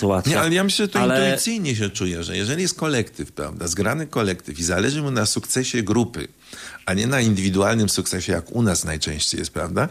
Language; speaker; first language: Polish; native; Polish